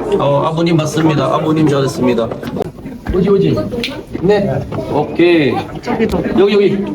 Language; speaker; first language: Korean; non-native, learner; Arabic